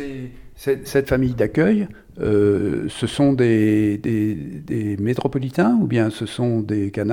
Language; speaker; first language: French; native; French